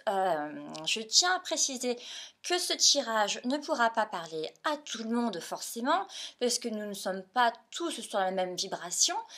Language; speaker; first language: French; native; French